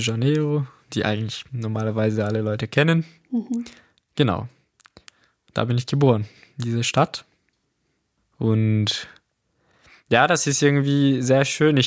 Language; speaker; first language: German; non-native, fluent; Portuguese